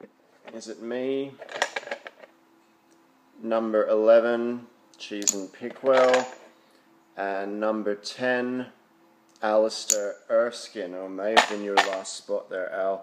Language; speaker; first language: English; native; English